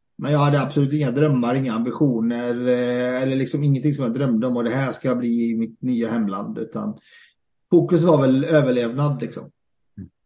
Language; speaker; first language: Swedish; early bilingual, other home language; Arabic